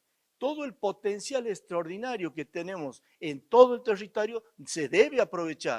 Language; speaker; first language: Spanish; native; Spanish